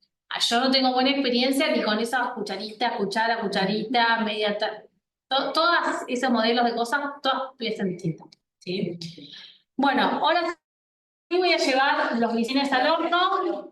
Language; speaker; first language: Spanish; native; Spanish